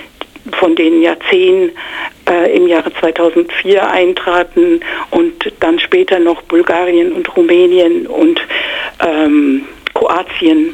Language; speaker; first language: German; non-native, fluent; English